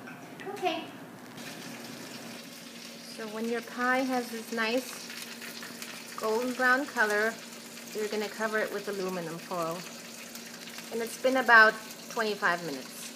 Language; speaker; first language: English; non-native, fluent; German